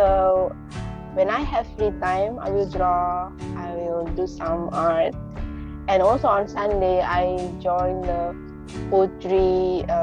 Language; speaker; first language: English; non-native, local second language; Indonesian